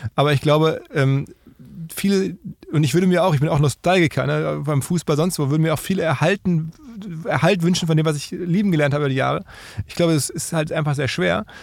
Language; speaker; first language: German; native; German